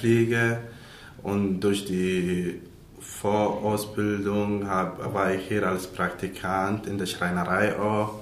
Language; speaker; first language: German; non-native, learner; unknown